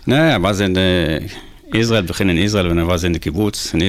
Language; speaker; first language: Dutch; non-native, learner; Hebrew